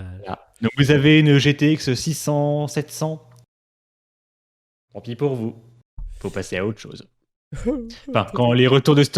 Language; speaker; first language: French; native; French